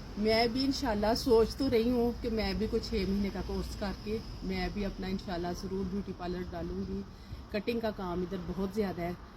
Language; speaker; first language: Urdu; non-native, local second language; Punjabi